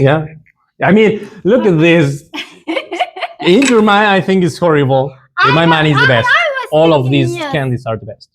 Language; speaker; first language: English; non-native, learner; Spanish